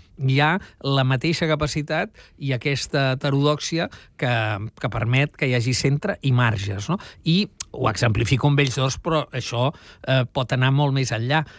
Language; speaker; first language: Catalan; native; Catalan